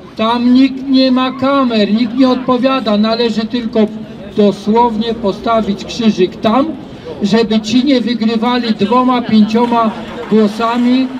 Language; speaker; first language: Polish; native; Polish